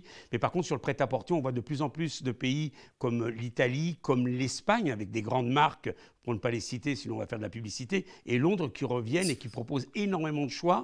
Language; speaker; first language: French; native; French